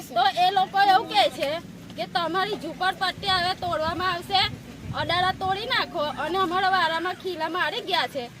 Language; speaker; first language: Gujarati; native; Gujarati